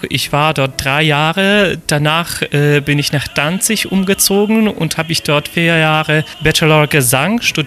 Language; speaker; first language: German; non-native, fluent; Polish